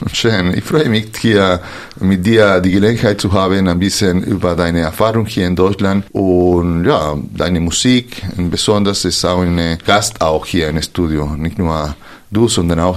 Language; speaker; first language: German; non-native, fluent; Spanish